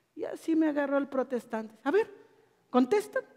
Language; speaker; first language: Spanish; native; Spanish